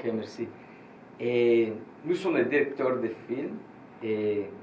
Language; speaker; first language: French; non-native, learner; Italian